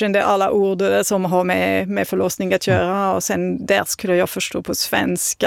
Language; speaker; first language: Swedish; non-native, fluent; French